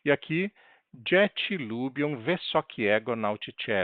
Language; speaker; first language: Polish; non-native, learner; Portuguese